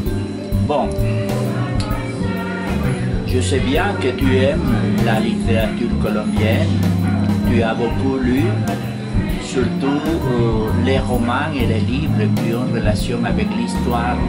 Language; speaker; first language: French; non-native, fluent; Spanish